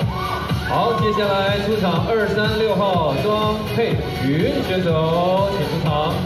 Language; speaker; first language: Chinese; native; Chinese